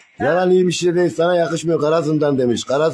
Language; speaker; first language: Turkish; native; Turkish